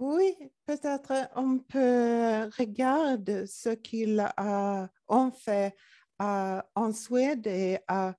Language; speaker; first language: French; non-native, learner; Swedish